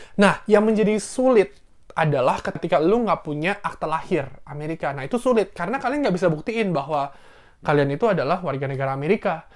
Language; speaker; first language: Indonesian; native; Indonesian